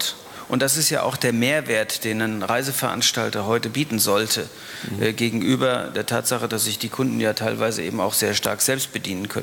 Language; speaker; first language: German; native; German